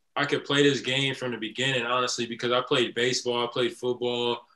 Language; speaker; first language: English; native; English